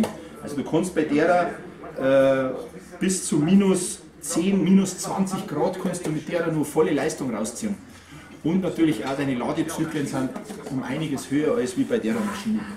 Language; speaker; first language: German; native; German